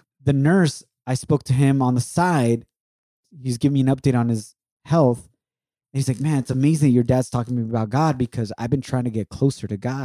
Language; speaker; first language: English; early bilingual, other home language; Spanish